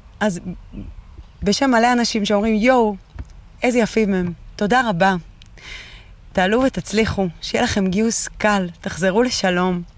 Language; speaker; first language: Hebrew; native; Hebrew